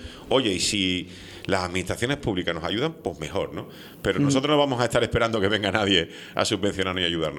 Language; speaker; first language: Spanish; native; Spanish